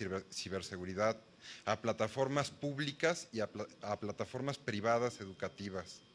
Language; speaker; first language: Spanish; native; Spanish